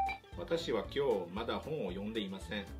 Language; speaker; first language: Japanese; non-native, fluent; French